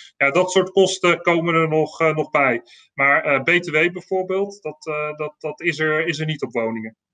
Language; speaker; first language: Dutch; native; Dutch